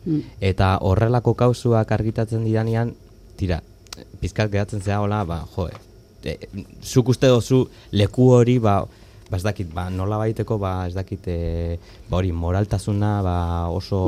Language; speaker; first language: Basque; native; Basque